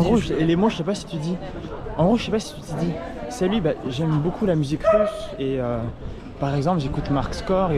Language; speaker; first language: French; native; French